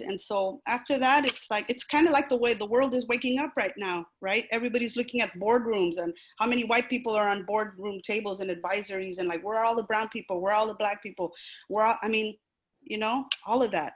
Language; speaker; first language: English; early bilingual, other home language; Spanish